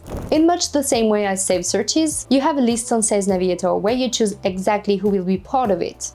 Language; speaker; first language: English; non-native, fluent; French